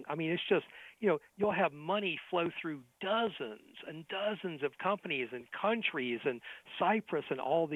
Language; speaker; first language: English; native; English